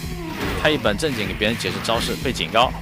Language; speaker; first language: Chinese; native; Chinese